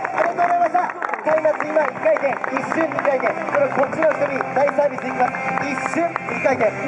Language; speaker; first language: Japanese; native; Japanese